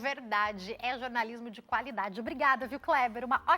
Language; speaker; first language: Portuguese; native; Portuguese